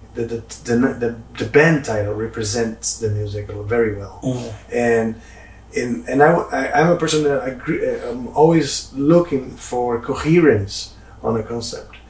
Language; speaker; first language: English; non-native, fluent; Portuguese